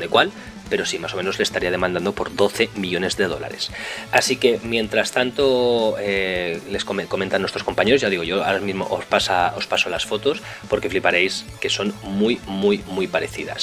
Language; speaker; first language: Spanish; native; Spanish